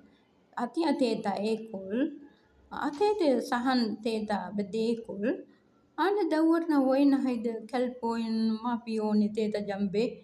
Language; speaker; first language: Arabic; non-native, learner; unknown